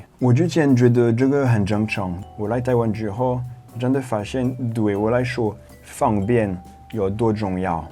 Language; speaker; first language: Chinese; non-native, fluent; French